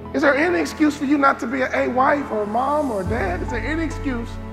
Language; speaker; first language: English; native; English